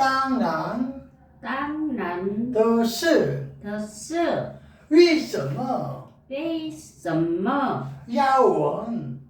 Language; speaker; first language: Chinese; non-native, learner; Korean